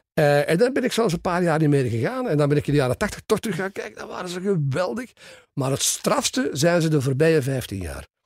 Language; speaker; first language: Dutch; native; Dutch